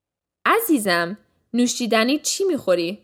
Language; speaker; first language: Persian; early bilingual, heritage; Persian